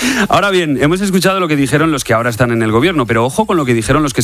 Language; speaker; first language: Spanish; native; Spanish